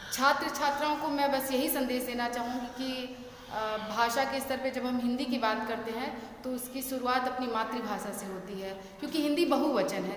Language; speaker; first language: Hindi; native; Hindi